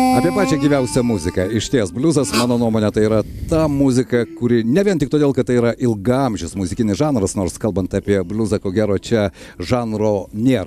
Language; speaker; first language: Lithuanian; native; Lithuanian